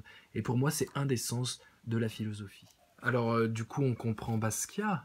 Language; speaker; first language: French; native; French